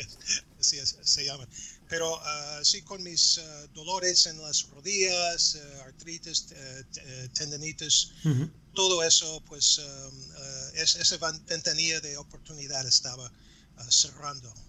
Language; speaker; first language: Spanish; non-native, fluent; English